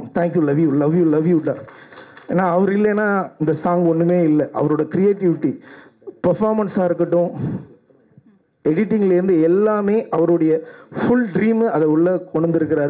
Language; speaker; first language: Tamil; native; Tamil